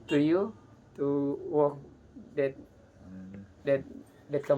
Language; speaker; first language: English; non-native, learner; Indonesian